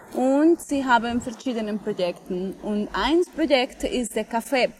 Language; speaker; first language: German; non-native, fluent; Spanish